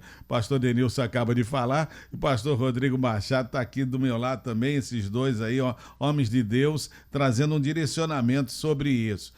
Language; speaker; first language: Portuguese; native; Portuguese